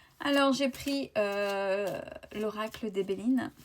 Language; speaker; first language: French; native; French